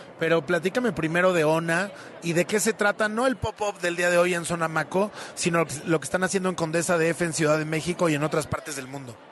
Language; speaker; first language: Spanish; native; Spanish